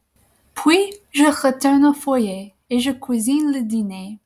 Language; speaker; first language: French; non-native, fluent; English